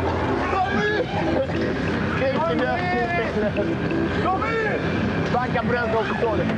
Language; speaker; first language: Swedish; native; Swedish